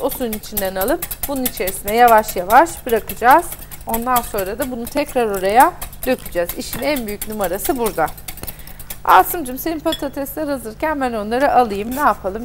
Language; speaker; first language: Turkish; native; Turkish